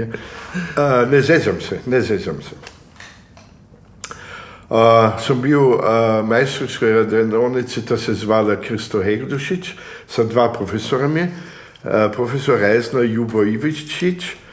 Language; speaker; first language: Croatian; early bilingual, heritage; Croatian